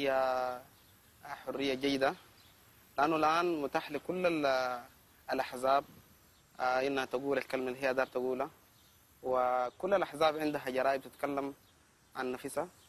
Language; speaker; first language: Arabic; native; Arabic